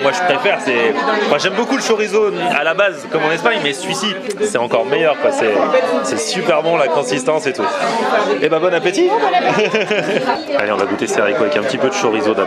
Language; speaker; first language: French; native; French